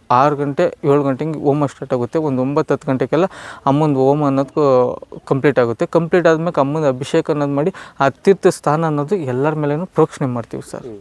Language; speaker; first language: Kannada; native; Kannada